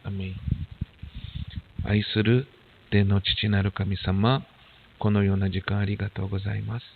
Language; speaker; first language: Japanese; non-native, fluent; Portuguese